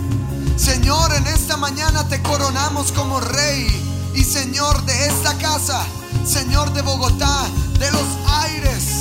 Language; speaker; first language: Spanish; native; Spanish